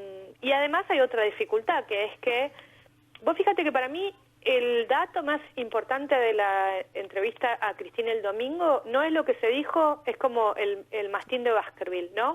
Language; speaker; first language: Spanish; native; Spanish